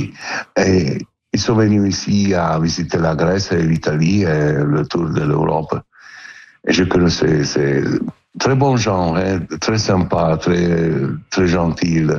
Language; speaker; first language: French; non-native, learner; Italian